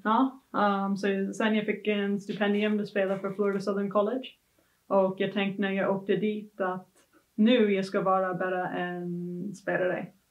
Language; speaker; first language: Swedish; non-native, fluent; English